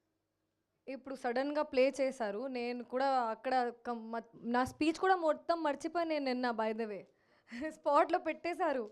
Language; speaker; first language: Telugu; non-native, local second language; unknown